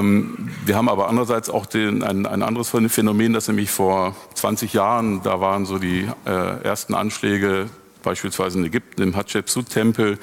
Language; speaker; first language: German; native; German